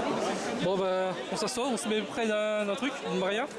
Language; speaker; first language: French; native; French